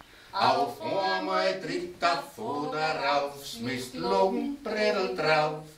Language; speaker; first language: German; native; German